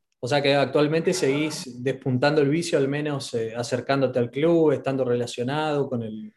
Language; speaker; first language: Spanish; native; Spanish